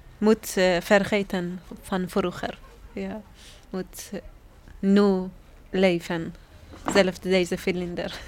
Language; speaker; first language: Dutch; non-native, learner; Persian